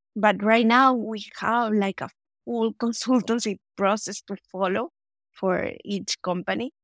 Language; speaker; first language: English; non-native, fluent; Spanish